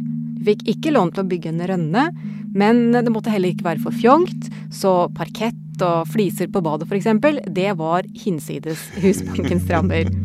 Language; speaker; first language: Norwegian; native; Norwegian